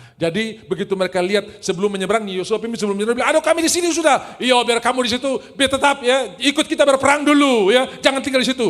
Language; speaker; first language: Indonesian; native; Indonesian